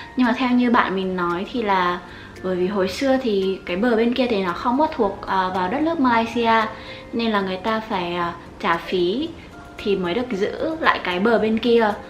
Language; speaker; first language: Vietnamese; native; Vietnamese